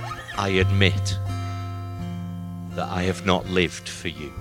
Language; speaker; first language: English; native; English